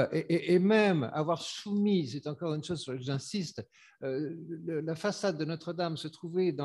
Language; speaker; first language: French; native; French